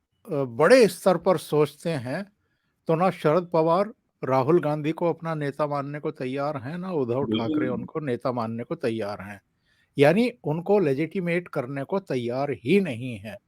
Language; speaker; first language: Hindi; native; Hindi